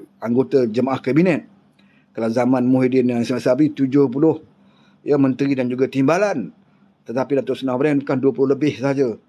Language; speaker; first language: Malay; native; Malay